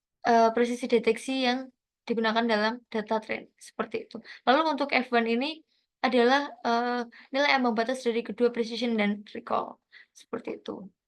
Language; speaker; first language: Indonesian; native; Indonesian